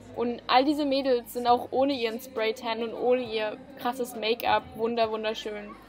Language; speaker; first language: German; native; German